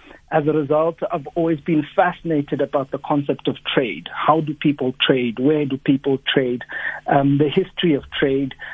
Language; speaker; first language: English; non-native, local second language; Xhosa